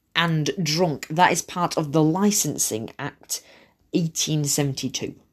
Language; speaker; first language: English; native; English